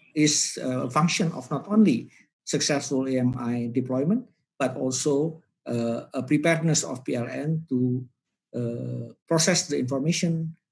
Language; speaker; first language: English; non-native, fluent; Indonesian